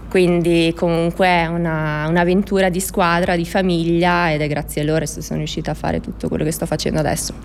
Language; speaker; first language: Italian; native; Italian